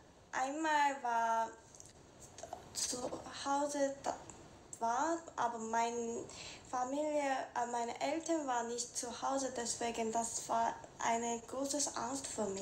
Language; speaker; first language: German; non-native, learner; Korean